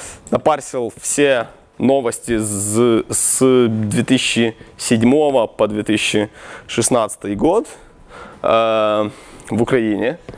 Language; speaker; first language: Russian; non-native, local second language; Ukrainian